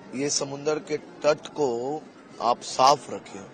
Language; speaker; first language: Hindi; non-native, local second language; Gujarati